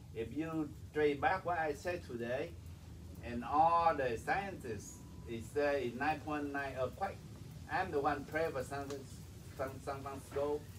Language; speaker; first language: English; non-native, learner; Vietnamese